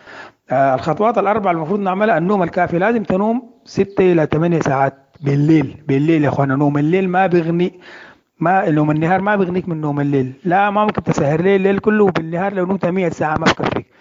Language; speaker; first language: Arabic; native; Arabic